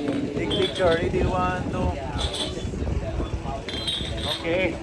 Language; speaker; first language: English; non-native, local second language; Cebuano